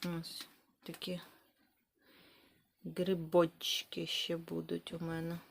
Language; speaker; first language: Ukrainian; native; Ukrainian